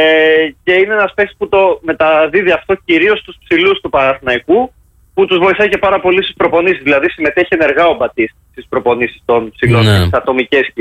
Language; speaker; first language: Greek; native; Greek